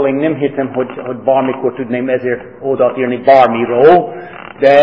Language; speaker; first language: Hungarian; non-native, fluent; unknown